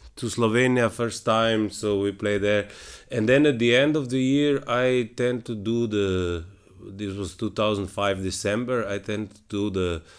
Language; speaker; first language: English; non-native, fluent; Slovenian